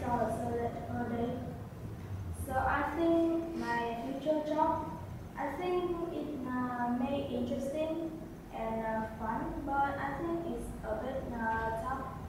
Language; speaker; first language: English; non-native, learner; Vietnamese